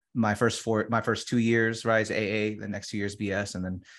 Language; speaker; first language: English; early bilingual, other home language; Filipino